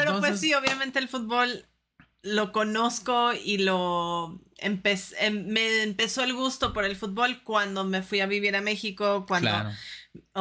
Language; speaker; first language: Spanish; early bilingual, heritage; Spanish